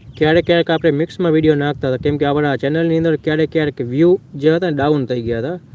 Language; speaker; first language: Gujarati; non-native, local second language; Kachhi